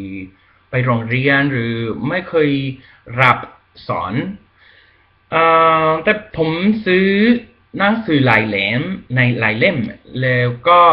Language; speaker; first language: Thai; non-native, learner; Spanish